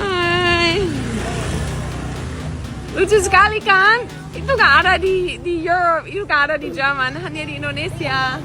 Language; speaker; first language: Indonesian; non-native, fluent; German